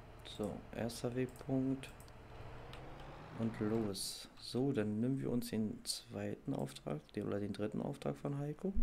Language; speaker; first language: German; native; German